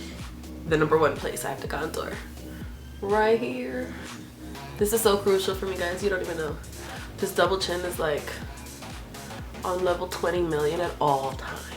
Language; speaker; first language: English; native; English